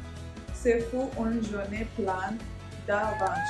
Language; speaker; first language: French; non-native, learner; English